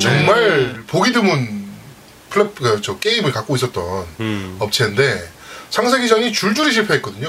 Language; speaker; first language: Korean; native; Korean